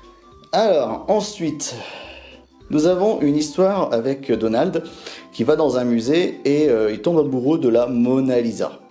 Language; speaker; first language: French; native; French